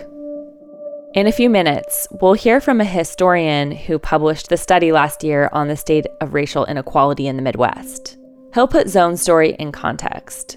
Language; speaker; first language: English; native; English